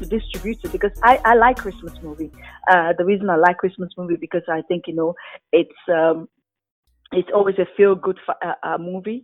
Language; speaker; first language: English; non-native, local second language; Yoruba